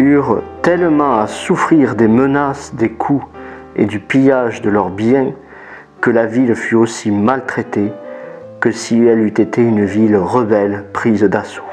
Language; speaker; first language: French; native; French